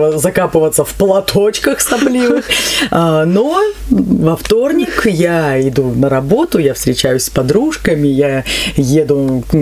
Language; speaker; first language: Russian; native; Russian